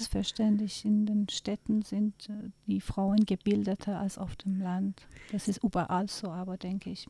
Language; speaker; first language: German; non-native, fluent; Persian